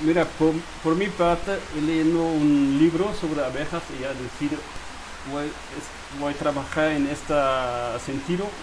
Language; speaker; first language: Spanish; non-native, fluent; German